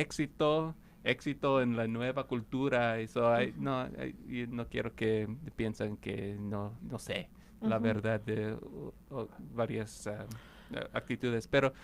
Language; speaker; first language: Spanish; non-native, fluent; English